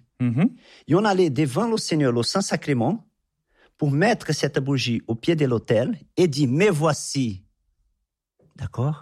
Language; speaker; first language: French; non-native, fluent; Portuguese